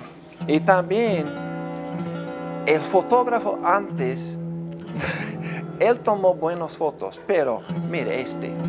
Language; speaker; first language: Spanish; non-native, learner; English